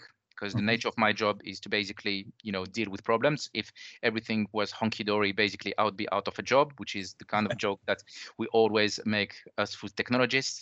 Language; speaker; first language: English; non-native, fluent; French